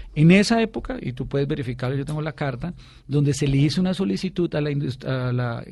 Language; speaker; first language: Spanish; native; Spanish